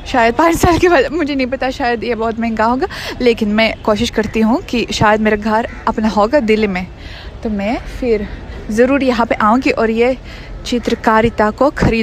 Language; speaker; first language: Hindi; non-native, fluent; Russian